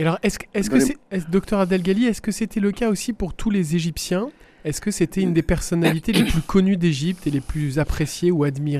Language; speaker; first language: French; native; French